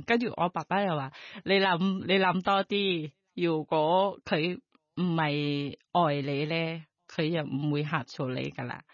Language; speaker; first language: Cantonese; non-native, learner; Thai